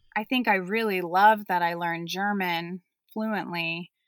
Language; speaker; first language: English; early bilingual, other home language; German